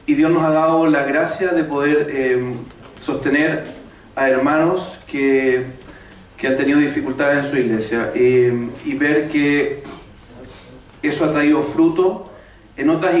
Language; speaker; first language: Spanish; native; Spanish